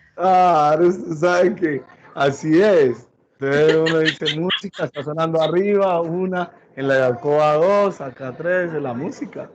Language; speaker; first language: Spanish; native; Spanish